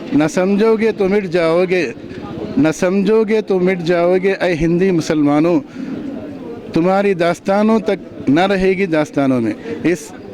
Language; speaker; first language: Urdu; native; Urdu